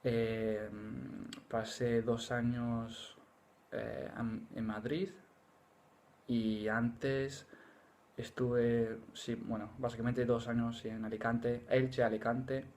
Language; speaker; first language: Spanish; non-native, fluent; English